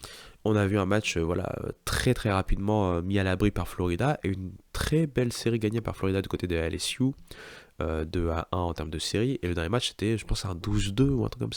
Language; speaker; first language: French; native; French